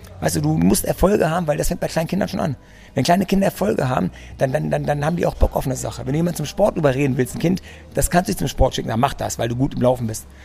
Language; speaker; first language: German; early bilingual, other home language; Greek